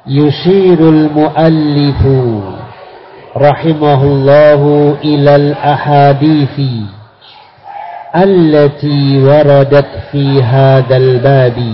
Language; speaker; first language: Arabic; non-native, fluent; Indonesian